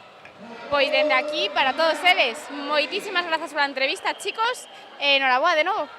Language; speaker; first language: Galician; native; Galician